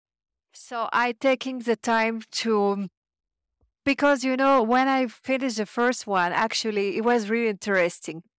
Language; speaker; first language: English; non-native, fluent; French